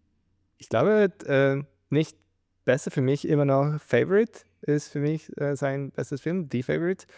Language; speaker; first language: German; non-native, fluent; Spanish